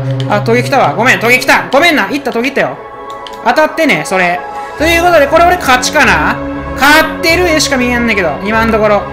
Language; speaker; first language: Japanese; native; Japanese